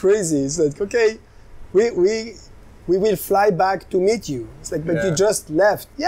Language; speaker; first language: English; non-native, fluent; French